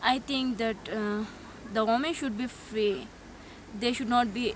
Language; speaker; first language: English; non-native, learner; Persian